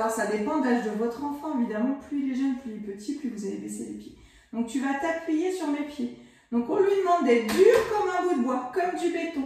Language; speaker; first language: French; native; French